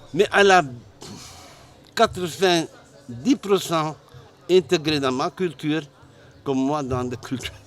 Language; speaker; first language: French; non-native, learner; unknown